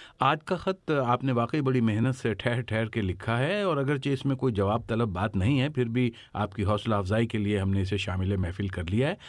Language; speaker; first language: Urdu; native; Urdu